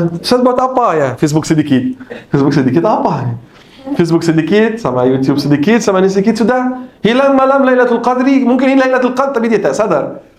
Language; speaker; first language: Malay; non-native, fluent; Arabic